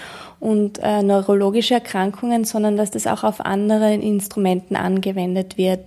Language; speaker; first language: German; native; German